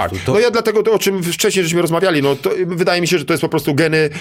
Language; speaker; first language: Polish; native; Polish